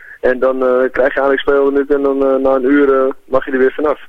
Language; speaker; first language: Dutch; native; Dutch